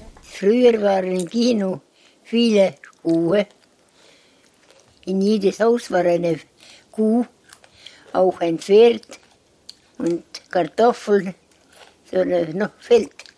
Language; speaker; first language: German; non-native, learner; Estonian